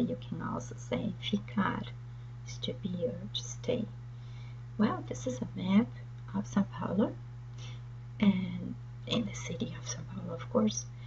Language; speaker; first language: English; non-native, fluent; Portuguese